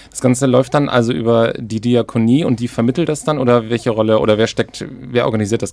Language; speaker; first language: German; native; German